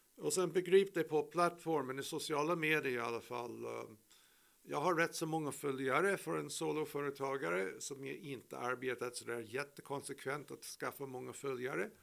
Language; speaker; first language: Swedish; non-native, fluent; English